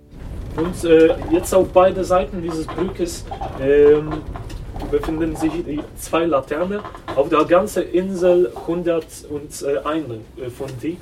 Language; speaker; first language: German; non-native, fluent; Polish